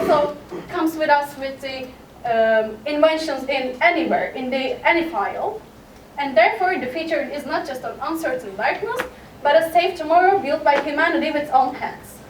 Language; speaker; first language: English; non-native, fluent; Turkish